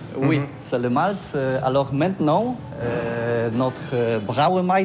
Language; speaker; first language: French; non-native, learner; Polish